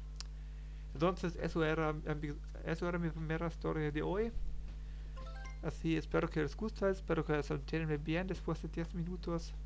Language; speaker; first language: Spanish; non-native, learner; German